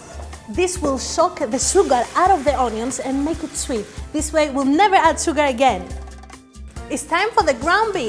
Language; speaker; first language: English; non-native, fluent; Greek